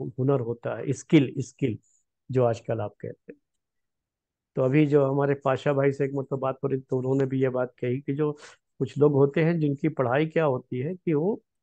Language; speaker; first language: Hindi; native; Hindi